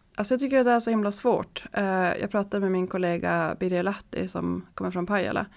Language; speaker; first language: Swedish; native; Swedish